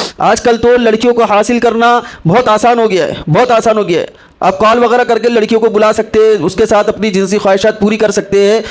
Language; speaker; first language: Urdu; native; Urdu